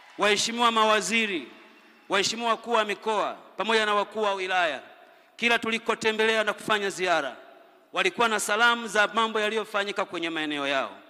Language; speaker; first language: Swahili; native; Swahili